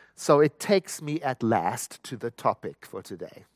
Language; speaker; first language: English; native; English